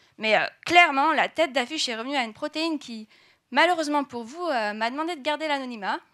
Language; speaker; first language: French; native; French